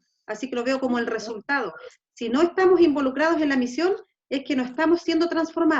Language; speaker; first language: Spanish; native; Spanish